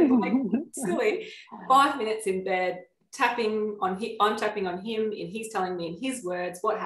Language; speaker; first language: English; native; English